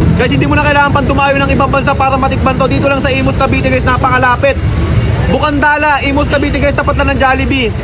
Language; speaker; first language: Filipino; native; Filipino